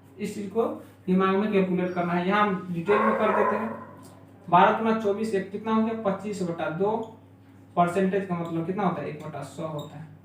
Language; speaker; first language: Hindi; native; Hindi